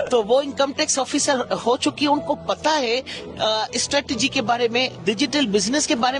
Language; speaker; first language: Hindi; native; Hindi